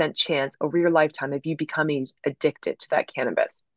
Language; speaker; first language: English; native; English